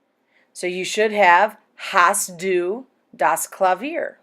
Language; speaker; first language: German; non-native, learner; English